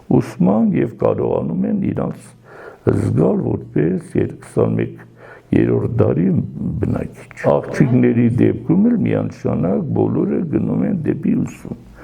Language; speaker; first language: Armenian; non-native, local second language; Kurdish